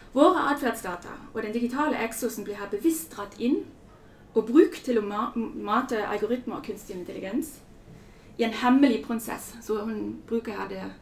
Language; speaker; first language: Norwegian; non-native, fluent; German